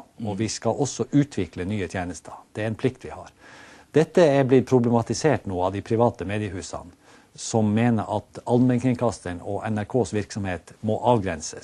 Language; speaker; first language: Norwegian; native; Norwegian